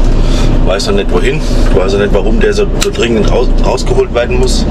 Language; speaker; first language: German; native; German